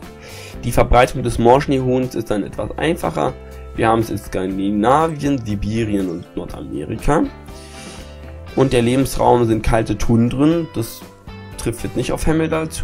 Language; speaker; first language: German; native; German